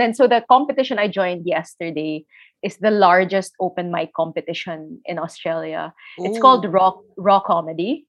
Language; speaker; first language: English; non-native, local second language; Filipino